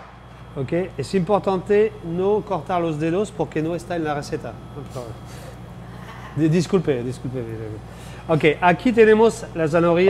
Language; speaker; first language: Spanish; non-native, fluent; French